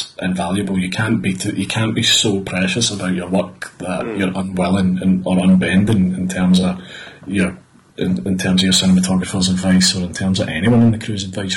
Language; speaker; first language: English; native; English